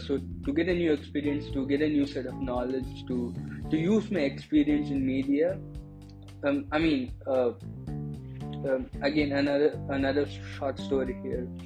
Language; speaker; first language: English; non-native, local second language; Tamil